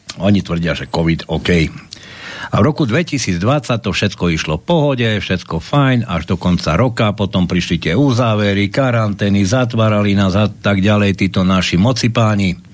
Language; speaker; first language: Slovak; native; Slovak